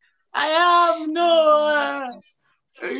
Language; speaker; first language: English; non-native, learner; Arabic